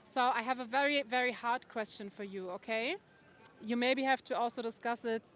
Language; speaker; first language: English; non-native, fluent; German